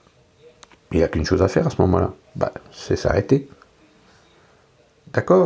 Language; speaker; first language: French; native; French